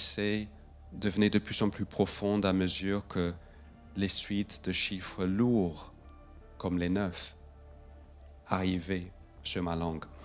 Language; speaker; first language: French; non-native, fluent; English